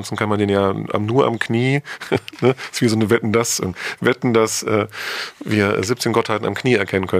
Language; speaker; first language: German; native; German